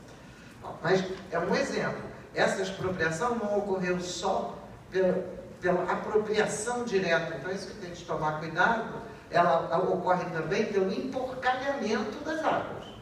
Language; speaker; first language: Portuguese; native; Portuguese